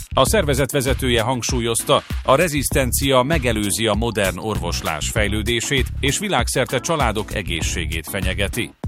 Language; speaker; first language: Hungarian; native; Hungarian